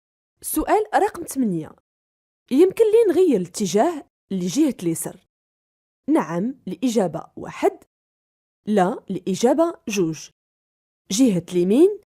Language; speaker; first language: Arabic; native; Arabic